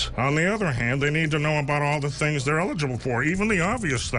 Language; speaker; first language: English; native; English